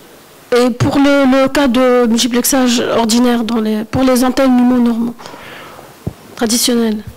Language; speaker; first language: French; non-native, local second language; Arabic